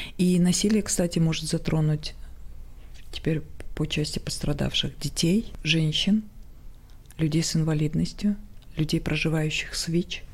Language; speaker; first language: Russian; non-native, local second language; Tajik